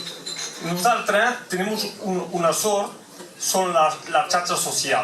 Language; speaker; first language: Catalan; non-native, local second language; French